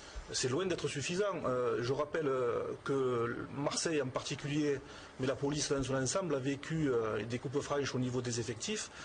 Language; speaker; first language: French; native; French